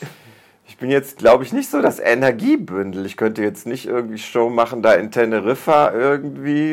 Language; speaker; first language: German; native; German